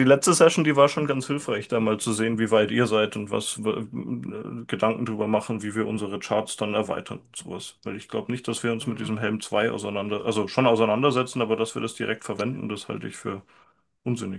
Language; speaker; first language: German; native; German